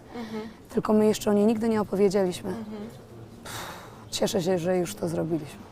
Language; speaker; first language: Polish; native; Polish